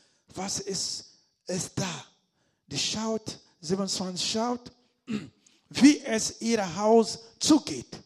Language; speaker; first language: German; non-native, learner; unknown